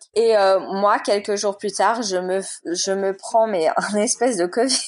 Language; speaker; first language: French; native; French